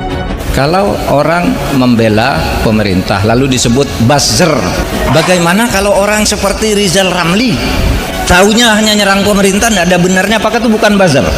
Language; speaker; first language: Indonesian; native; Indonesian